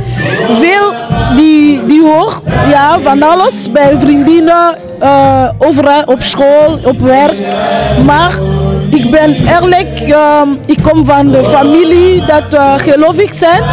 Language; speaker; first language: Dutch; early bilingual, other home language; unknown